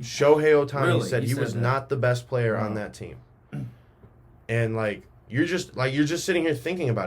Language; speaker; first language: English; native; English